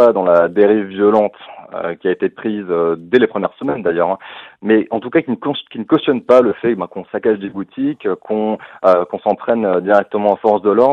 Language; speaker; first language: French; native; French